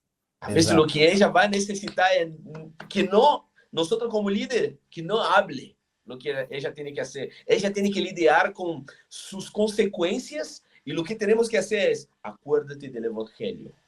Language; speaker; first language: Spanish; non-native, fluent; Portuguese